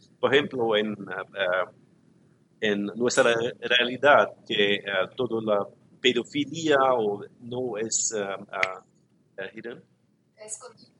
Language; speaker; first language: Spanish; non-native, learner; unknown